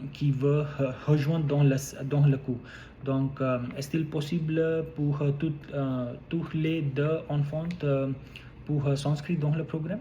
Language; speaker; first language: French; non-native, learner; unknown